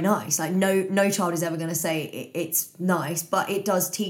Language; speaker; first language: English; native; English